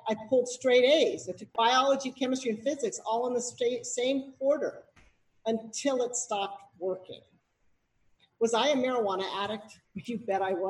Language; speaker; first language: English; native; English